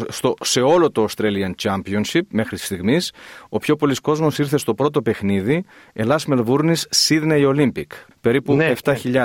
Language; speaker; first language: Greek; native; Greek